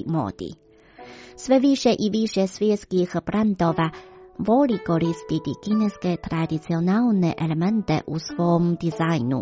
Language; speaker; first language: Croatian; non-native, fluent; Chinese